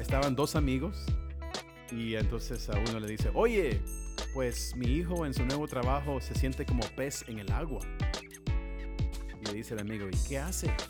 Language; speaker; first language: Spanish; early bilingual, other home language; English